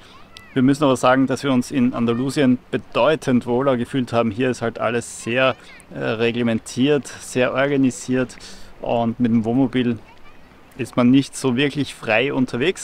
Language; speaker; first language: German; native; German